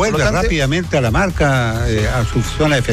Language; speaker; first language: Spanish; native; Spanish